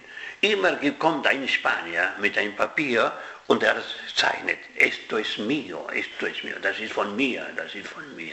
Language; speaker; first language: German; non-native, fluent; Spanish